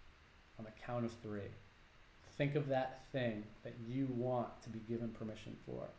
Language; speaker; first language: English; native; English